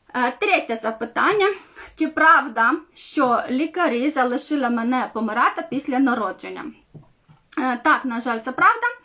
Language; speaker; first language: Ukrainian; non-native, local second language; Romanian